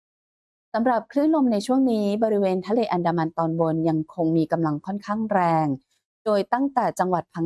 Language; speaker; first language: Thai; native; Thai